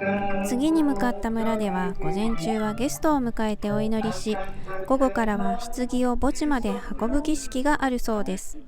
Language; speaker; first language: Japanese; native; Japanese